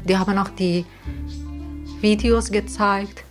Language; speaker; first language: German; non-native, learner; Persian